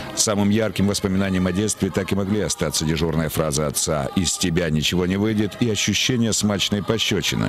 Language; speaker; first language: Russian; native; Russian